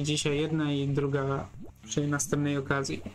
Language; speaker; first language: Polish; native; Polish